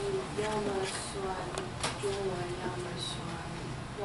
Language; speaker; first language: Chinese; non-native, learner; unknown